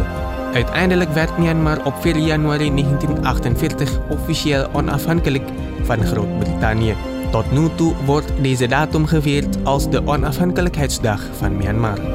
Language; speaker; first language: Dutch; non-native, fluent; Indonesian